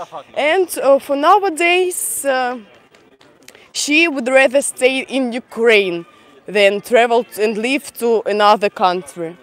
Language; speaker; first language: English; non-native, fluent; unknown